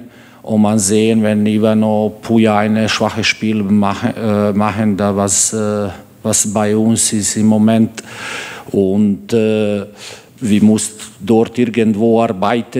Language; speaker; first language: German; non-native, learner; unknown